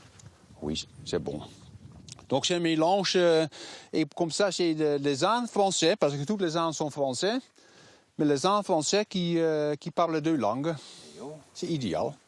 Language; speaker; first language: French; non-native, learner; Dutch